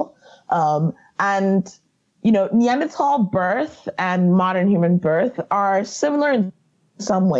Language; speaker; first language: English; non-native, local second language; Yoruba